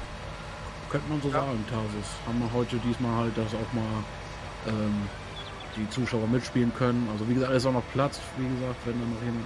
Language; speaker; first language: German; native; German